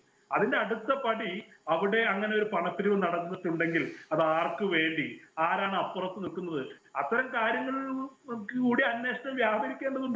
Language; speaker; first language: Malayalam; native; Malayalam